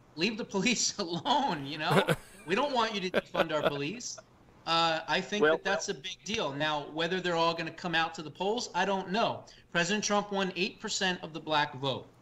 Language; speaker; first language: English; native; English